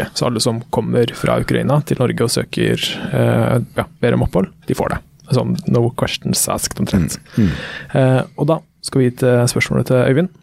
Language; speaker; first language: Norwegian; native; Norwegian